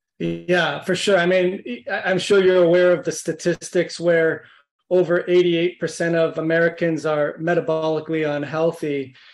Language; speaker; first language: English; native; English